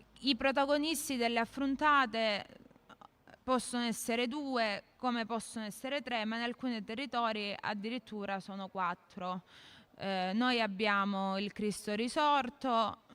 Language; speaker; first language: Italian; native; Italian